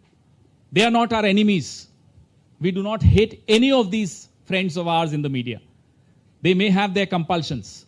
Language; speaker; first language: English; non-native, local second language; Hindi